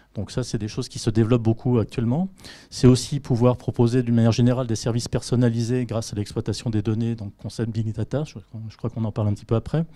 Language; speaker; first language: French; native; French